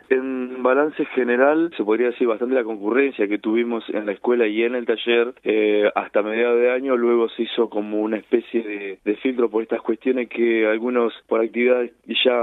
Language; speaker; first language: Spanish; native; Spanish